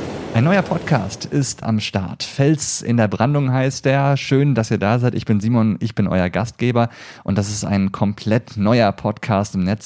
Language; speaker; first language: German; native; German